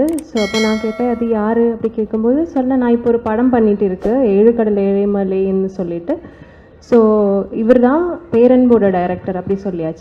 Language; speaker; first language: Tamil; non-native, learner; Malayalam